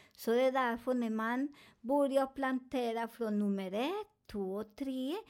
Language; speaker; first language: Swedish; non-native, learner; Spanish